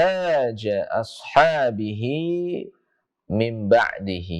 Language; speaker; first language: Arabic; non-native, fluent; Indonesian